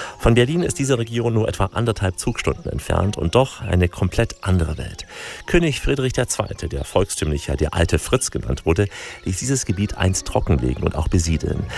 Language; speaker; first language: German; native; German